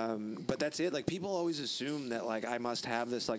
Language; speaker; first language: English; native; English